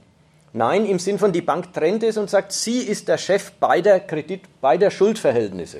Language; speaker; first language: German; native; German